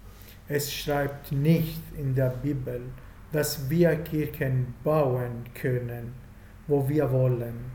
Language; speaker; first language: German; non-native, fluent; Italian